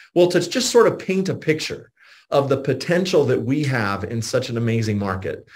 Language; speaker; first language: English; native; English